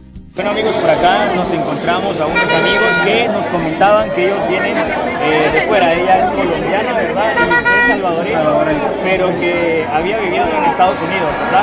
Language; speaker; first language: Spanish; native; Spanish